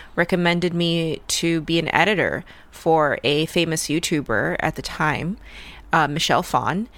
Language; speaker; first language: English; early bilingual, other home language; Russian